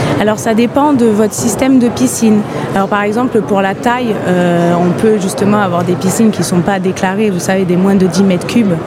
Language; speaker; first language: French; non-native, fluent; English